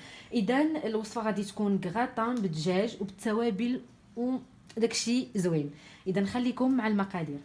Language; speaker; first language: Arabic; native; Arabic